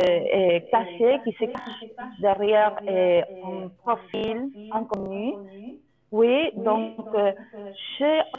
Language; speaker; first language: French; non-native, learner; Spanish